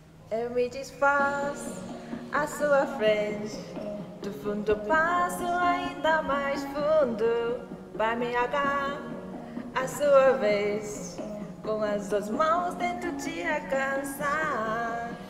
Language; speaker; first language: Portuguese; non-native, learner; Korean